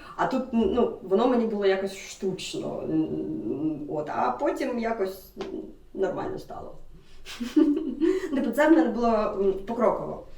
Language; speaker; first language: Ukrainian; non-native, local second language; Russian